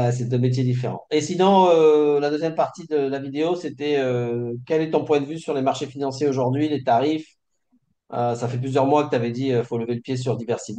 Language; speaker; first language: French; native; French